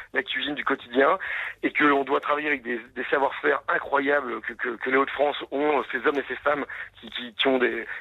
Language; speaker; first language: French; native; French